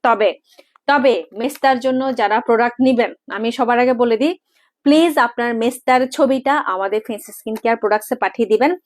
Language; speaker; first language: Bangla; non-native, local second language; Chakma